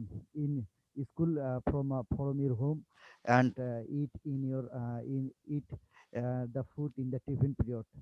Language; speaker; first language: English; non-native, learner; Bangla